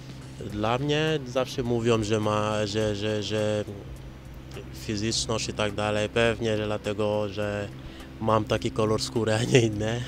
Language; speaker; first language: Polish; non-native, fluent; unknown